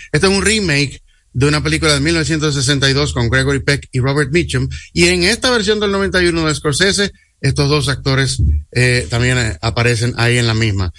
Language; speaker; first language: Spanish; native; Spanish